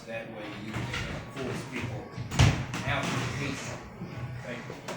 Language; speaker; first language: English; native; English